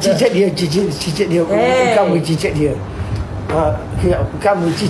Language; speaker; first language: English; non-native, local second language; Malay